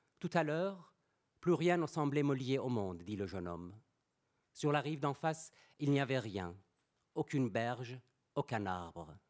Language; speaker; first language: French; non-native, fluent; Persian